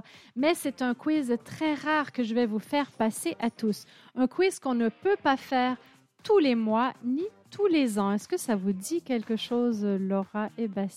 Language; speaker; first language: French; native; French